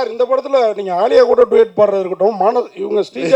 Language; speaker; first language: Tamil; native; Tamil